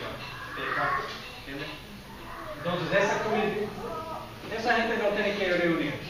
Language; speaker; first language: Spanish; non-native, fluent; English